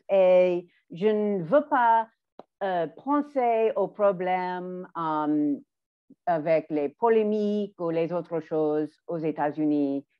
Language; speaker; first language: French; non-native, learner; English